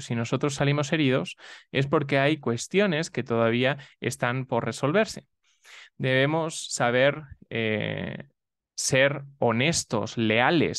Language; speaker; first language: Spanish; native; Spanish